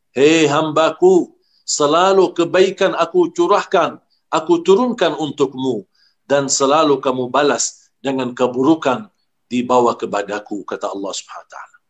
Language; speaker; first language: Malay; non-native, fluent; Arabic